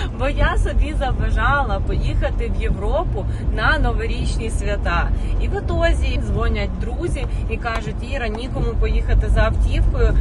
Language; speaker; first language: Ukrainian; non-native, local second language; Russian